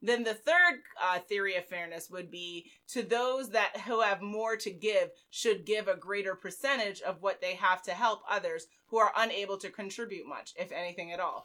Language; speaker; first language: English; native; English